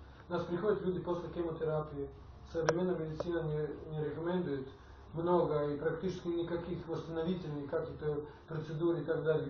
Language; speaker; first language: Russian; non-native, fluent; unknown